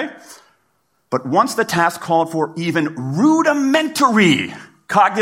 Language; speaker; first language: English; native; English